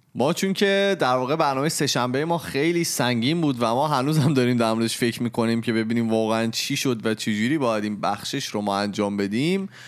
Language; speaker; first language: Persian; native; Persian